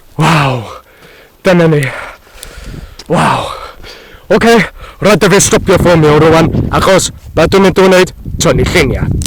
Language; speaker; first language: Welsh; non-native, learner; Hungarian